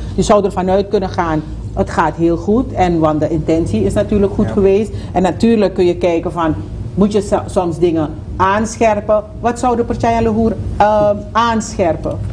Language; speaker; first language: Dutch; native; Dutch